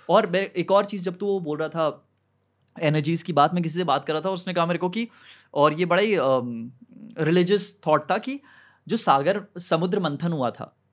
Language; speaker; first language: Hindi; native; Hindi